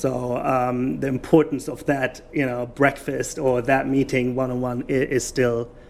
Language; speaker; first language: English; non-native, fluent; German